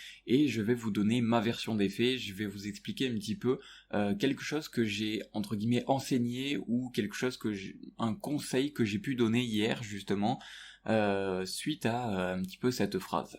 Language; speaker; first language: French; native; French